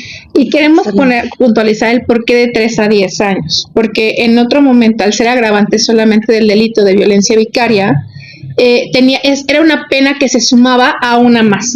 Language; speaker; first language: Spanish; native; Spanish